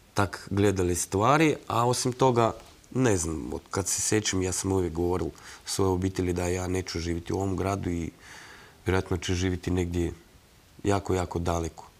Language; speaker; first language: Croatian; non-native, fluent; Russian